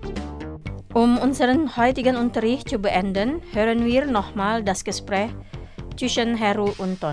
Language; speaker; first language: German; non-native, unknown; Indonesian